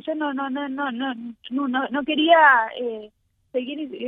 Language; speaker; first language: Spanish; native; Spanish